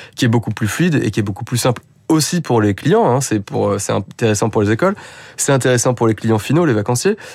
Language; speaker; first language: French; native; French